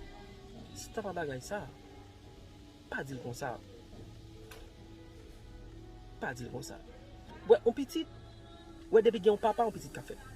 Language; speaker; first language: French; non-native, local second language; Haitian Creole